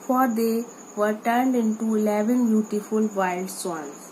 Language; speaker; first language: English; non-native, local second language; Hindi